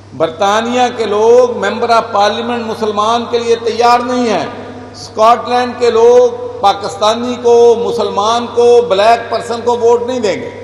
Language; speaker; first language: Urdu; non-native, local second language; Punjabi